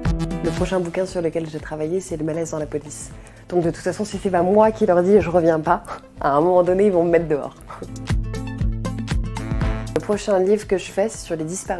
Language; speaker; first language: French; native; French